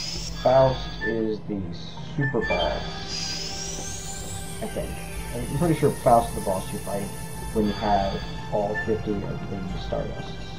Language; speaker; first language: English; native; English